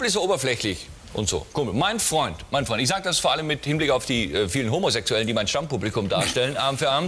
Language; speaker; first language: German; native; German